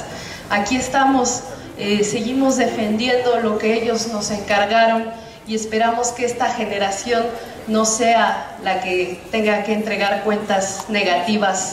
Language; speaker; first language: Spanish; native; Spanish